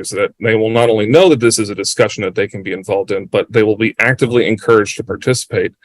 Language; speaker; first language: English; native; English